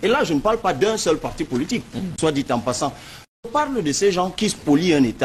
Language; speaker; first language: French; non-native, local second language; Basaa